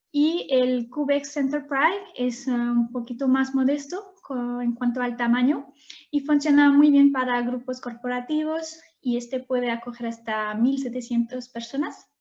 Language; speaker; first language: Spanish; non-native, fluent; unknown